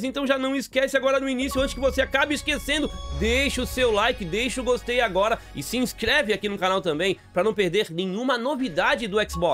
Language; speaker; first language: Portuguese; native; Portuguese